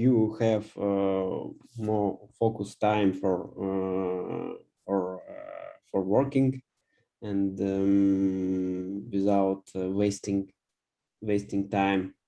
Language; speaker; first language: English; non-native, learner; Russian